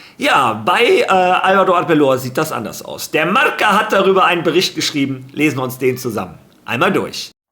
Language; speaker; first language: German; early bilingual, other home language; Spanish